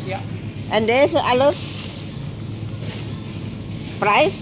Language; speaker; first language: Dutch; non-native, learner; Thai